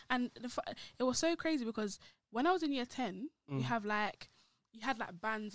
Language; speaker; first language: English; native; English